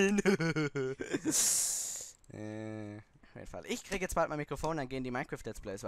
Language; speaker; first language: German; native; German